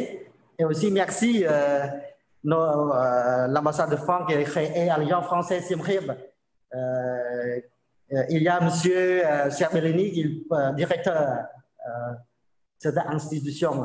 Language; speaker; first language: French; non-native, learner; Khmer